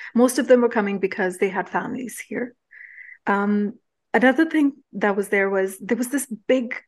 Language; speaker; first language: English; non-native, local second language; Punjabi